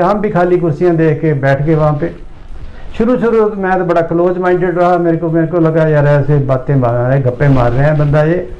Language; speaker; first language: Hindi; non-native, local second language; Punjabi